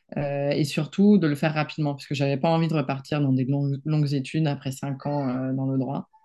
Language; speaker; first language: French; non-native, fluent; Spanish